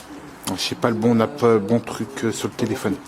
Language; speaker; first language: French; native; French